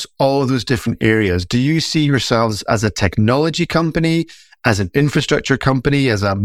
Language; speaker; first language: English; native; English